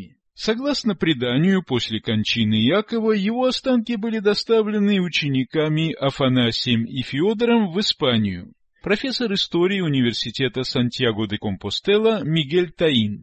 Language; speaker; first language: Russian; native; Russian